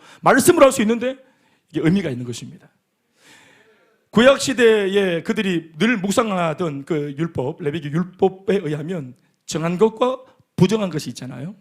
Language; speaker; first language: Korean; native; Korean